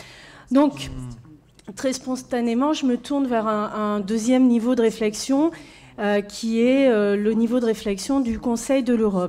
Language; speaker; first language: French; native; French